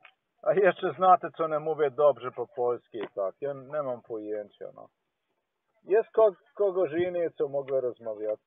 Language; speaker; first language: Polish; non-native, learner; Slovenian